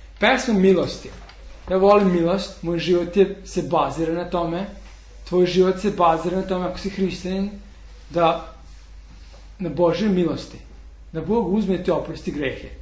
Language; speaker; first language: Serbian; non-native, fluent; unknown